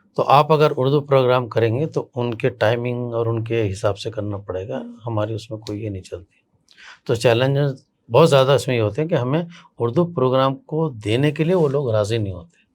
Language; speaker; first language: Urdu; native; Urdu